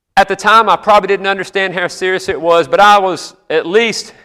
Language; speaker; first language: English; native; English